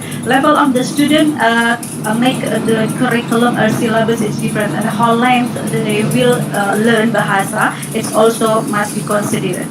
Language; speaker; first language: English; non-native, learner; Indonesian